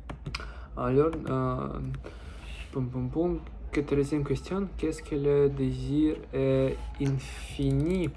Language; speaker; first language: French; non-native, learner; Russian